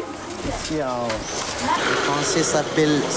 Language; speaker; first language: French; non-native, local second language; Arabic